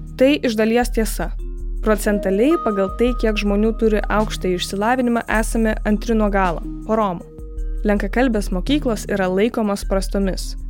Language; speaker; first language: Lithuanian; non-native, local second language; Polish